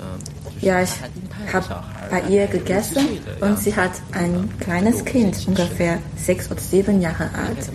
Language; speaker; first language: German; non-native, fluent; Chinese